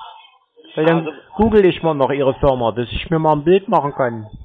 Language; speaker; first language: German; native; German